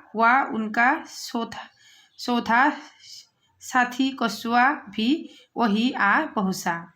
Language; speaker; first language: Hindi; non-native, local second language; Assamese